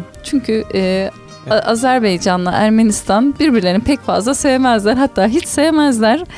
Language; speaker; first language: Turkish; native; Turkish